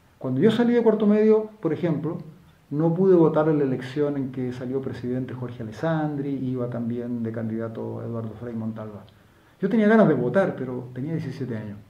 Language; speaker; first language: Spanish; native; Spanish